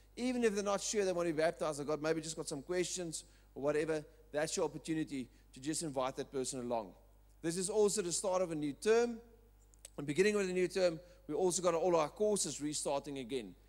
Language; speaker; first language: English; non-native, local second language; Afrikaans